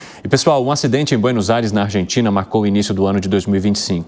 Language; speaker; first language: Portuguese; native; Portuguese